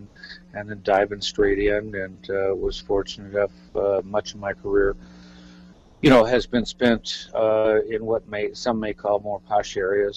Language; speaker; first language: English; native; English